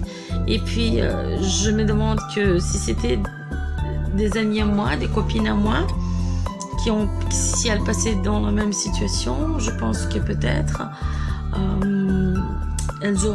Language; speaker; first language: French; non-native, fluent; Portuguese